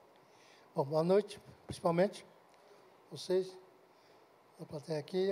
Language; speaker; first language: Portuguese; non-native, local second language; Guarani